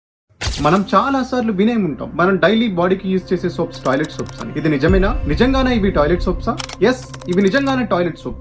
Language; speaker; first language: Telugu; native; Telugu